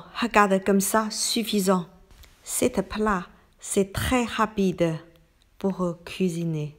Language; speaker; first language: French; non-native, learner; Chinese